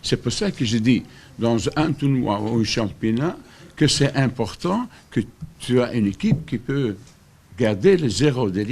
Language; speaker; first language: French; non-native, fluent; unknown